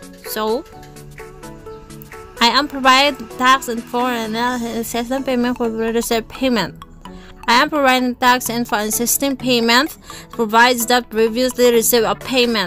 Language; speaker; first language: English; non-native, local second language; Filipino